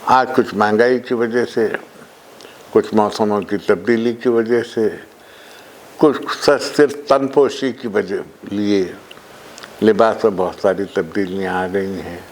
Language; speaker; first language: Urdu; native; Urdu